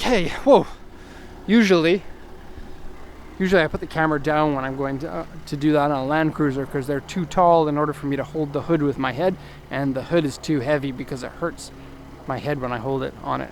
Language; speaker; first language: English; native; English